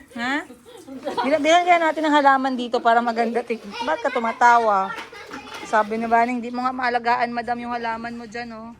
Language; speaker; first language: Filipino; non-native, local second language; Cebuano